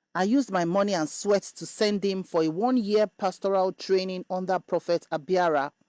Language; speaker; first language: English; non-native, local second language; Yoruba